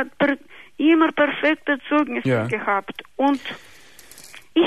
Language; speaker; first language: German; non-native, local second language; Russian